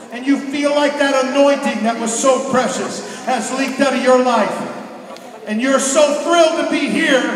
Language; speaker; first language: English; native; English